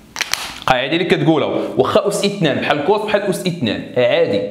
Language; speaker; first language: Arabic; native; Arabic